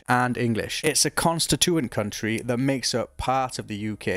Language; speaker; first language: English; native; English